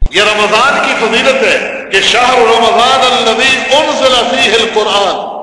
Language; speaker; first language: Urdu; native; Urdu